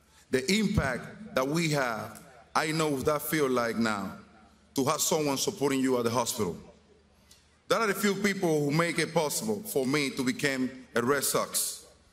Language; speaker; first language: English; non-native, fluent; Spanish